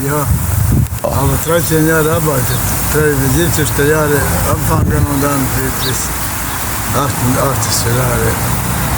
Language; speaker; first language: German; non-native, learner; Bosnian